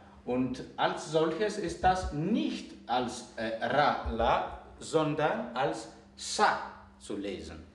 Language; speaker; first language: German; non-native, fluent; Greek